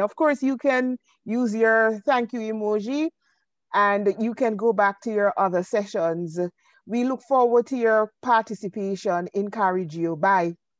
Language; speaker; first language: English; native; English